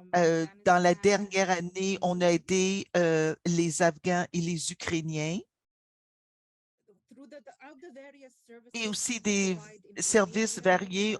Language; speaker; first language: French; non-native, local second language; English